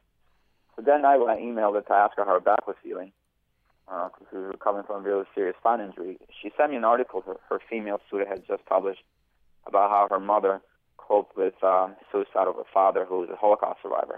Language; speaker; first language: English; early bilingual, other home language; Bosnian